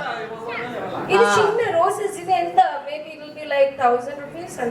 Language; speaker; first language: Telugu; non-native, fluent; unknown